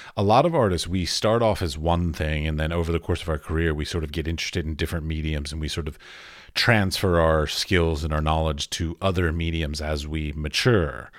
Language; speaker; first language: English; native; English